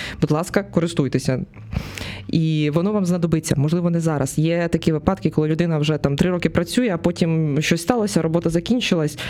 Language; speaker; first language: Ukrainian; native; Ukrainian